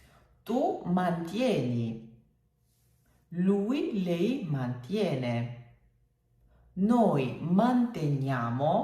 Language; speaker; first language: Italian; non-native, fluent; Georgian